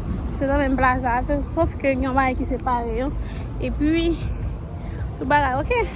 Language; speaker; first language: French; non-native, learner; Haitian Creole